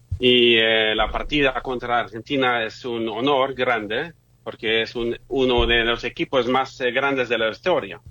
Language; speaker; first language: Spanish; non-native, fluent; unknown